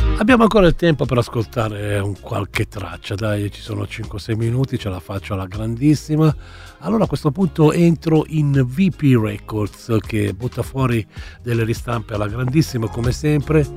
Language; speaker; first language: Italian; native; Italian